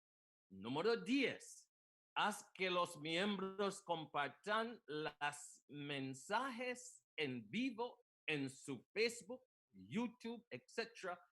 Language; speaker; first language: Spanish; non-native, learner; English